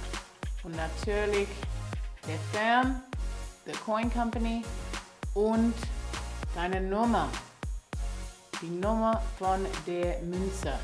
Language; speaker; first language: German; non-native, learner; English